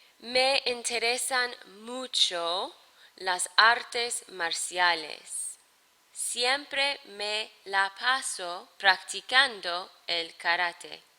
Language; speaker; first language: Spanish; non-native, fluent; English